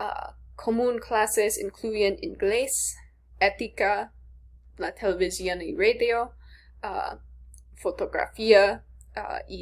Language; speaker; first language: Spanish; non-native, learner; English